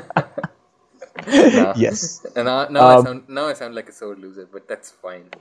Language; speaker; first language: English; non-native, local second language; Hindi